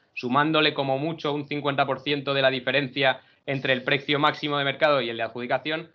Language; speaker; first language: Spanish; native; Spanish